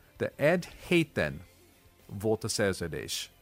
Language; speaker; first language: Hungarian; non-native, learner; English